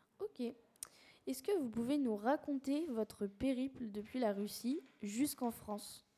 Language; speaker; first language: French; native; French